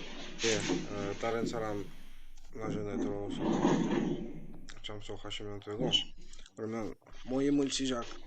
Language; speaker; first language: Korean; non-native, fluent; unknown